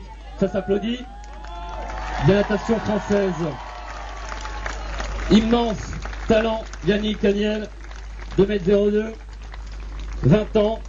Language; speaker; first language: French; native; French